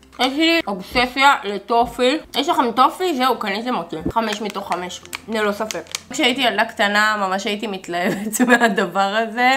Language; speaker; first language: Hebrew; native; Hebrew